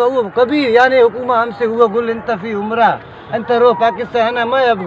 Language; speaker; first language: Arabic; non-native, learner; Sindhi